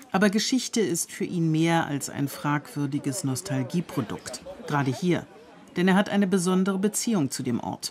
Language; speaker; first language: German; native; German